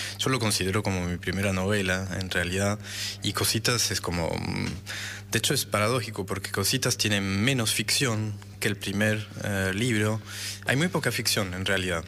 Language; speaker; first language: Spanish; non-native, fluent; French